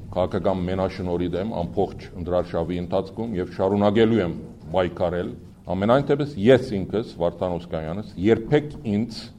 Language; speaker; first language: Armenian; early bilingual, heritage; Armenian